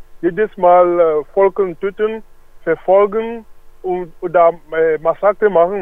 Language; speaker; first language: German; non-native, learner; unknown